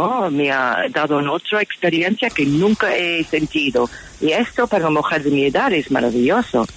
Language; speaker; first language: Spanish; non-native, fluent; English